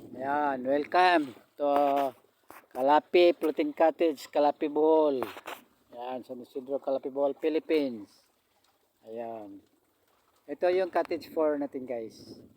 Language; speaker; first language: Filipino; non-native, local second language; Cebuano